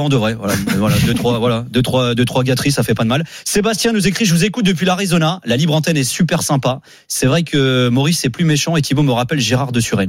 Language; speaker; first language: French; native; French